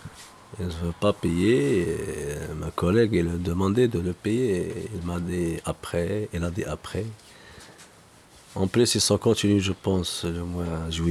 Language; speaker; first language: French; non-native, local second language; Arabic